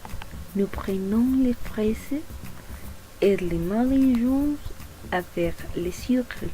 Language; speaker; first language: French; non-native, learner; Spanish